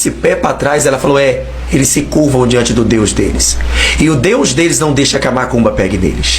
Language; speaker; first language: Portuguese; native; Portuguese